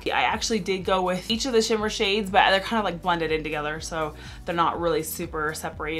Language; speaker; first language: English; native; English